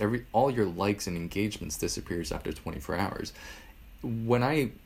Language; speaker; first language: English; native; English